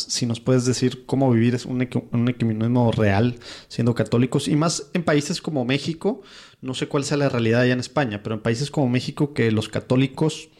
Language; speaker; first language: Spanish; native; Spanish